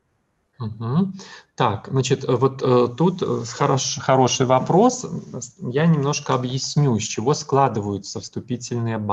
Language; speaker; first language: Russian; native; Russian